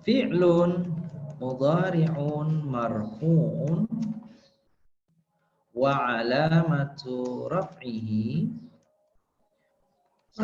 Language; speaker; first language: Arabic; non-native, fluent; Indonesian